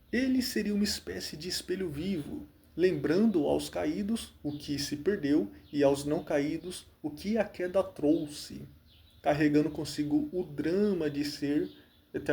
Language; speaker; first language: Portuguese; native; Portuguese